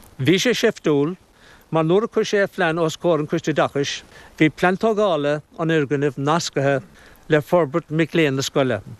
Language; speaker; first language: Irish; native; Irish